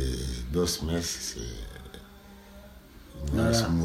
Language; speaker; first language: Spanish; non-native, learner; Lingala